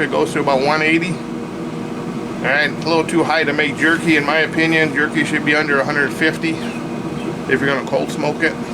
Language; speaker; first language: English; native; English